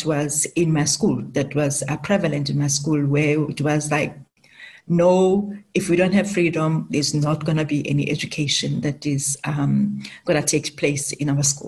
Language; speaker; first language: English; non-native, local second language; Southern Sotho